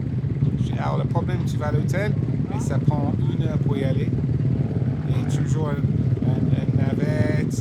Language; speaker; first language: French; non-native, fluent; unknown